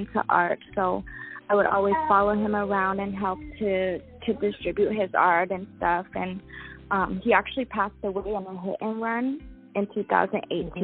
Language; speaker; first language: English; native; English